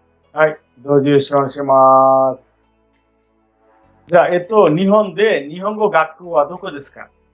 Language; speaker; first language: Japanese; non-native, fluent; Bangla